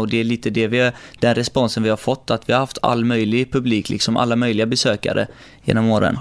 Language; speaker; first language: Swedish; early bilingual, other home language; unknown